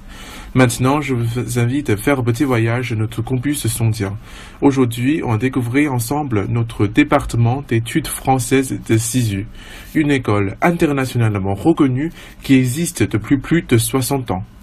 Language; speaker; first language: French; non-native, fluent; Chinese